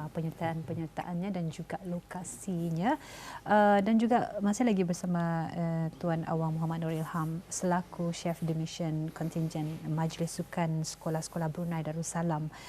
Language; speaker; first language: Malay; native; Malay